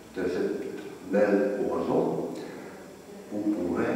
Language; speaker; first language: French; non-native, learner; Estonian